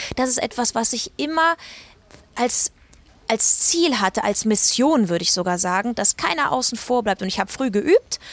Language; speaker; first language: German; native; German